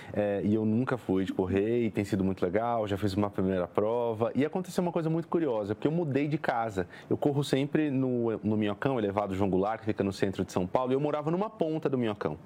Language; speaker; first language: Portuguese; native; Portuguese